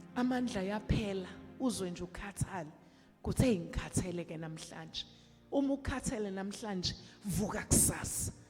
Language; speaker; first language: Zulu; native; Zulu